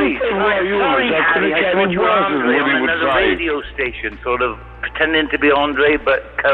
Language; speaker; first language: English; native; English